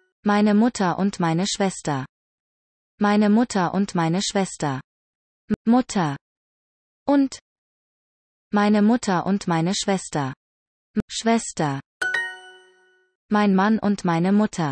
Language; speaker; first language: German; non-native, learner; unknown